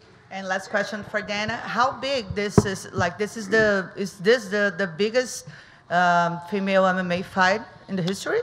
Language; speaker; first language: English; non-native, fluent; Portuguese